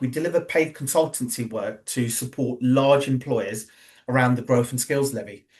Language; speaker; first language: English; native; English